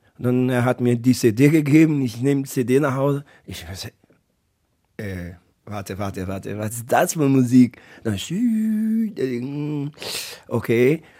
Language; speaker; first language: German; non-native, learner; Portuguese